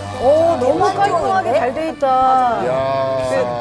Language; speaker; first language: Korean; native; Korean